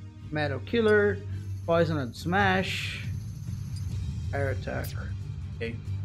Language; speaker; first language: English; non-native, fluent; Portuguese